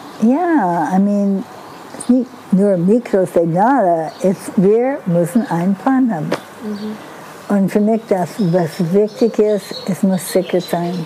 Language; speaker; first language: German; non-native, learner; English